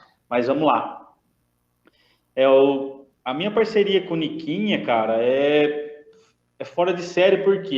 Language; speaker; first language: Portuguese; native; Portuguese